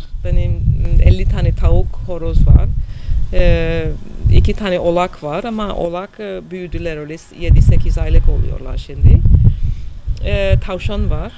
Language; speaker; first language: Turkish; non-native, fluent; English